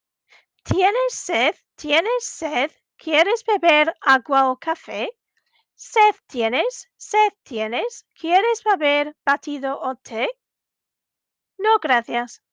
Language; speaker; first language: Spanish; non-native, fluent; English